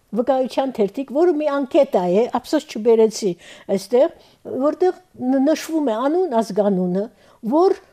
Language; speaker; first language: Armenian; early bilingual, heritage; Armenian